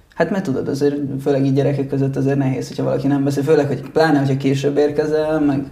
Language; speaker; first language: Hungarian; early bilingual, other home language; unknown